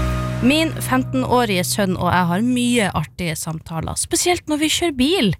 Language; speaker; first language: Norwegian; native; Norwegian